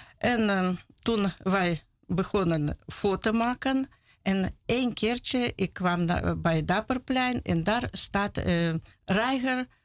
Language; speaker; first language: Dutch; non-native, learner; Russian